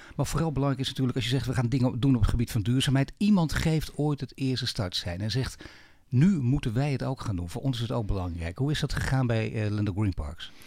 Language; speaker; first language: Dutch; native; Dutch